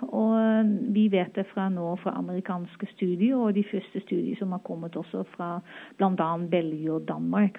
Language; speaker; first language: Norwegian; non-native, fluent; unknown